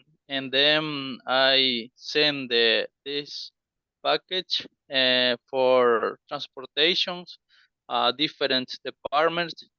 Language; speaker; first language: English; non-native, learner; Spanish